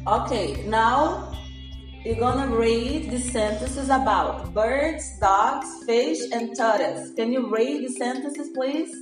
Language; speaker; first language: English; non-native, fluent; Portuguese